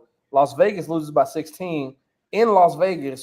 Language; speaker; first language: English; native; English